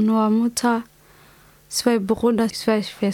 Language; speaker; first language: German; non-native, learner; Somali